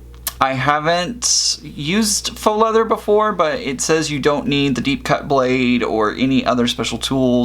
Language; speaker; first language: English; native; English